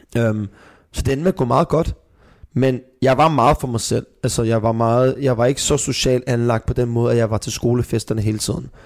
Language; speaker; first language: Danish; early bilingual, other home language; Persian